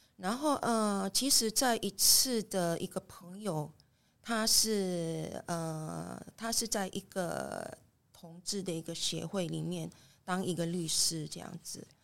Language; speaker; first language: Chinese; non-native, fluent; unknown